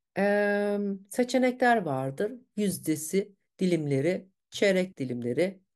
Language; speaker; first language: Turkish; early bilingual, heritage; Turkish